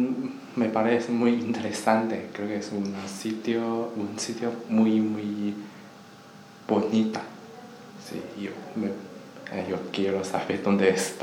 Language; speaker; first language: Spanish; non-native, learner; Chinese